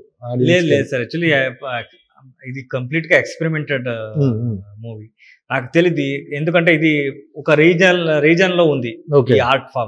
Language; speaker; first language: Telugu; non-native, learner; Kannada